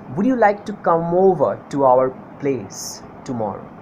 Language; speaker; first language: English; non-native, local second language; Bangla